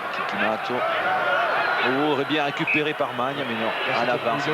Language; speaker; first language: French; native; French